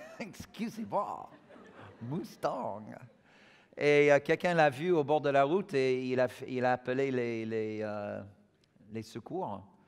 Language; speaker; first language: French; non-native, fluent; English